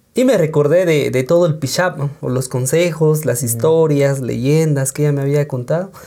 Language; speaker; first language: Spanish; non-native, local second language; Kaqchikel